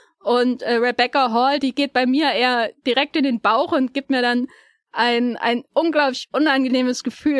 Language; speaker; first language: German; native; German